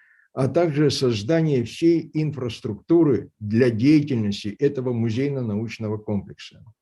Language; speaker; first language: Russian; native; Russian